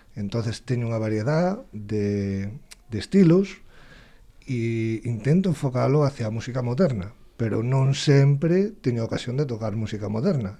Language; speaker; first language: Galician; non-native, local second language; Spanish